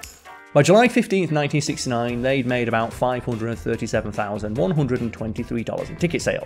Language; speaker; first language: English; native; English